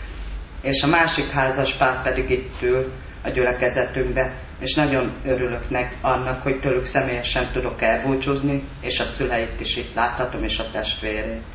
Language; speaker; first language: Hungarian; native; Hungarian